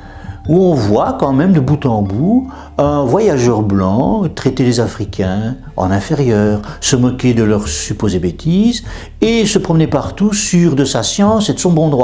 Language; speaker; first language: French; native; French